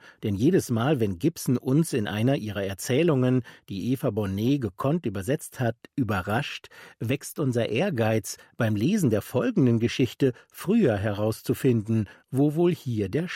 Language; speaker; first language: German; native; German